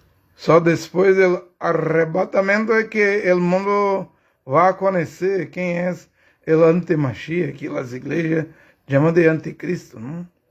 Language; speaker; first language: Spanish; non-native, learner; Portuguese